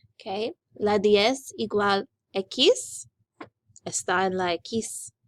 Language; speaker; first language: Spanish; non-native, learner; English